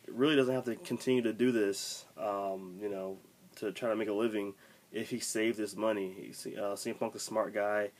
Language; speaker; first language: English; native; English